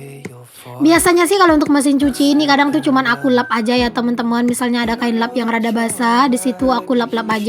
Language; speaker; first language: Indonesian; native; Indonesian